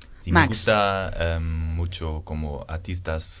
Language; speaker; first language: Spanish; non-native, learner; German